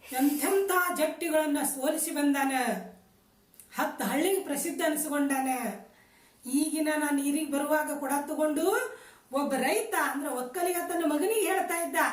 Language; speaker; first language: Kannada; native; Kannada